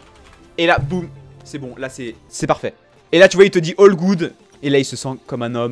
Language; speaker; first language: French; native; French